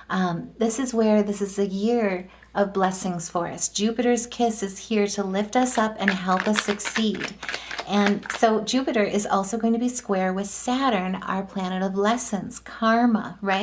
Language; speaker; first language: English; native; English